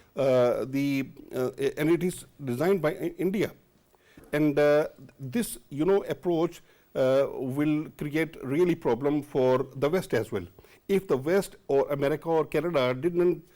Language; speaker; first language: English; non-native, local second language; Urdu